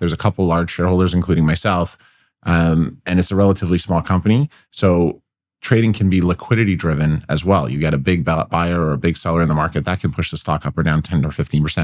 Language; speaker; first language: English; native; English